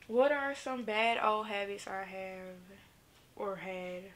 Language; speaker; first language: English; native; English